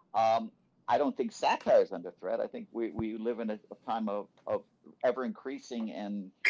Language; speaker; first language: English; native; English